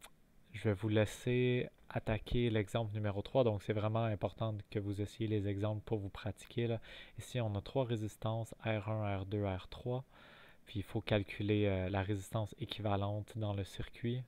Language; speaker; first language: French; native; French